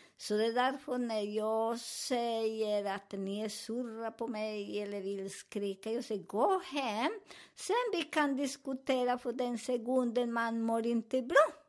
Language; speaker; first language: Swedish; non-native, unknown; Spanish